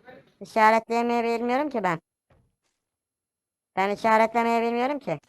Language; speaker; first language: Turkish; native; Turkish